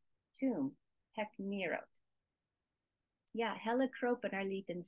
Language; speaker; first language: Swedish; non-native, learner; English